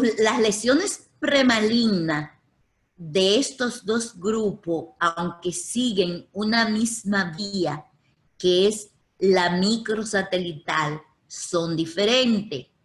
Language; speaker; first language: Spanish; native; Spanish